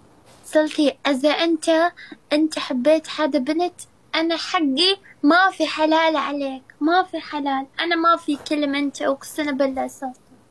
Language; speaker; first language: Arabic; non-native, learner; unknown